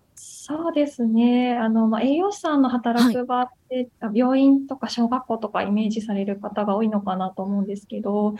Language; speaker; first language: Japanese; native; Japanese